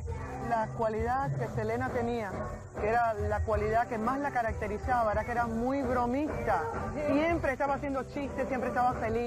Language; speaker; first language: Spanish; native; Spanish